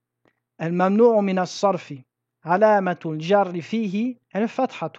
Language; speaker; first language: Arabic; non-native, fluent; French